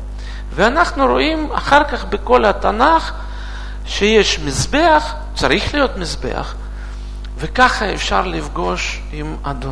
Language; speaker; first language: Hebrew; non-native, fluent; Russian